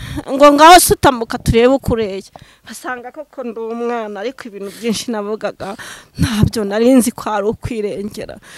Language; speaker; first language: Kinyarwanda; native; Kinyarwanda